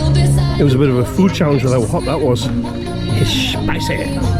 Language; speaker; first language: English; native; English